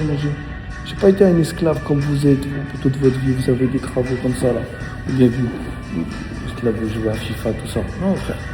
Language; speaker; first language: French; non-native, local second language; Arabic